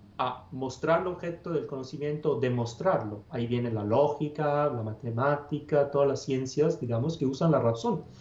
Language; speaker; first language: Spanish; non-native, fluent; Italian